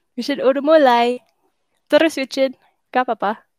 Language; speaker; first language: Indonesian; non-native, learner; English